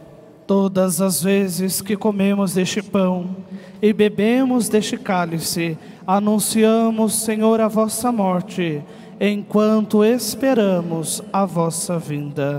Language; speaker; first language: Portuguese; native; Portuguese